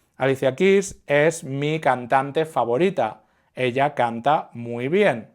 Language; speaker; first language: Spanish; non-native, fluent; English